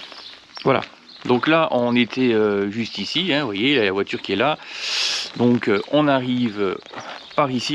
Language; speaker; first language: French; native; French